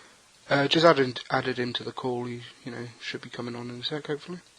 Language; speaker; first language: English; native; English